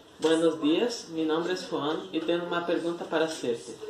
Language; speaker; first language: Spanish; non-native, learner; Russian